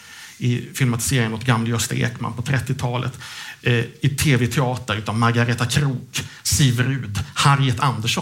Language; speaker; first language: Swedish; native; Swedish